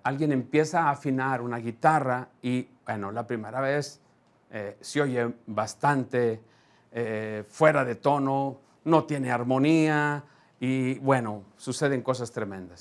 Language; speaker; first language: Spanish; native; Spanish